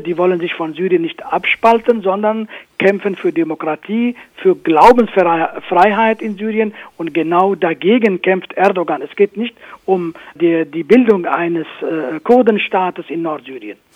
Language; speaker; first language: German; non-native, fluent; Kurdish